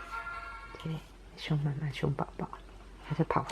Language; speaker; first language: Chinese; native; Chinese